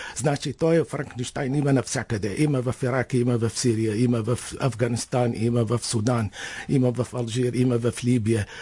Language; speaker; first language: Bulgarian; non-native, fluent; Arabic